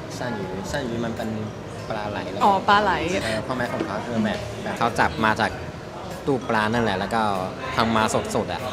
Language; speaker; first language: Thai; non-native, fluent; Chinese